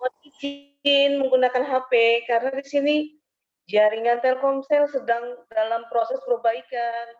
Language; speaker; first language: Indonesian; native; Indonesian